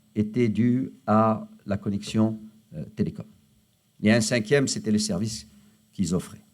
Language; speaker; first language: French; non-native, local second language; Arabic